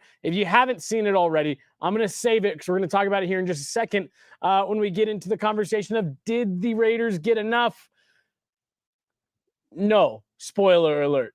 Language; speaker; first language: English; native; English